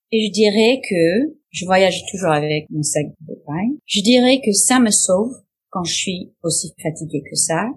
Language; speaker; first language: French; non-native, fluent; English